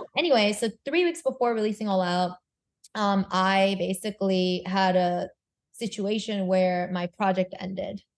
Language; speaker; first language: English; early bilingual, other home language; Korean